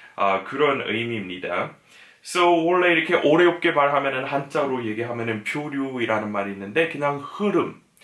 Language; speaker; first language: Korean; non-native, fluent; English